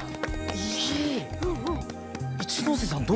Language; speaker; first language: Japanese; native; Japanese